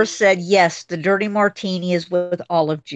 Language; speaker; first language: English; native; English